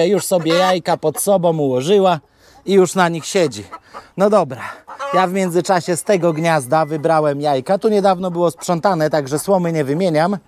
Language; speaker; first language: Polish; native; Polish